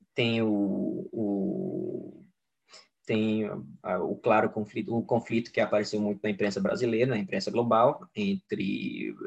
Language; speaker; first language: Portuguese; non-native, fluent; Swedish